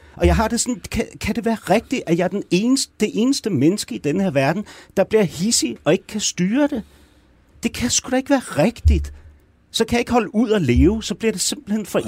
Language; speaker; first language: Danish; native; Danish